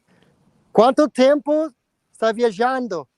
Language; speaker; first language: Portuguese; non-native, learner; English